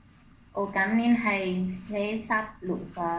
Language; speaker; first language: Cantonese; non-native, learner; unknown